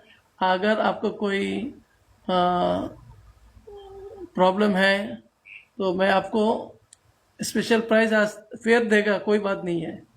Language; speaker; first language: Hindi; non-native, learner; Bangla